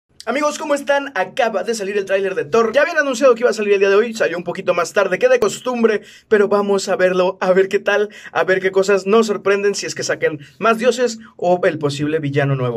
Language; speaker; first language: Spanish; native; Spanish